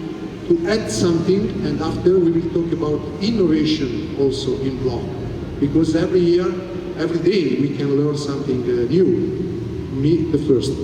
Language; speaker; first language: English; non-native, fluent; Italian